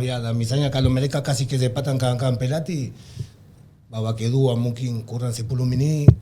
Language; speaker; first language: Indonesian; non-native, learner; Spanish